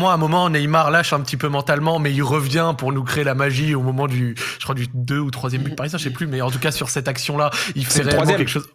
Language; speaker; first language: French; native; French